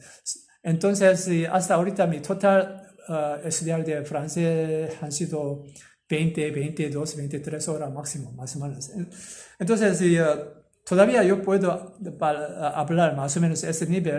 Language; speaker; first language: Spanish; non-native, learner; Korean